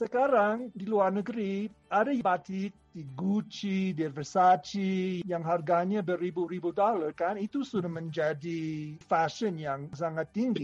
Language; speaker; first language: Indonesian; non-native, fluent; English